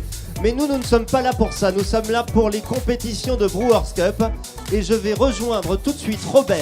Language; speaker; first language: French; native; French